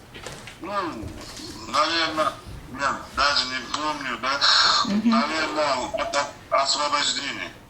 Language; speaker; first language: Russian; non-native, learner; Uzbek